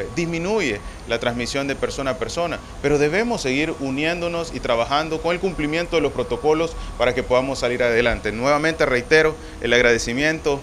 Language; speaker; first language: Spanish; native; Spanish